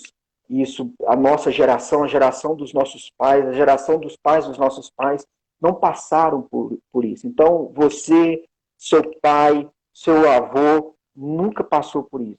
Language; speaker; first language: Portuguese; native; Portuguese